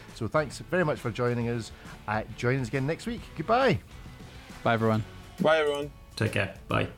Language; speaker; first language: English; native; English